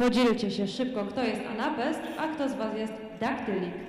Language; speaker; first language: Polish; native; Polish